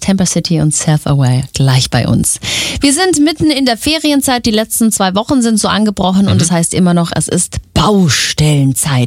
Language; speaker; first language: German; native; German